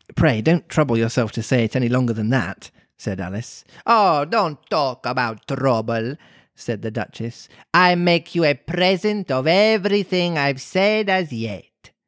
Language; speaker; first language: English; native; English